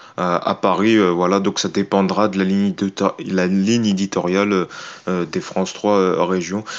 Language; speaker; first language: French; native; French